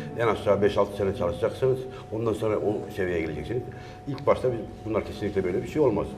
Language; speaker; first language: Turkish; early bilingual, heritage; Turkish